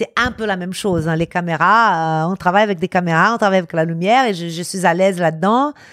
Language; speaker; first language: French; non-native, fluent; Portuguese